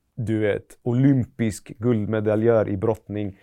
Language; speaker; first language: Swedish; early bilingual, other home language; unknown